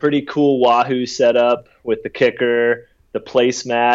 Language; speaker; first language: English; native; English